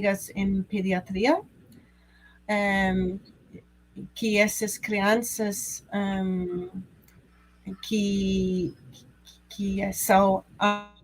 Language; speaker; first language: Portuguese; non-native, learner; English